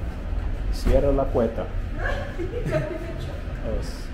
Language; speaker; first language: Spanish; non-native, learner; English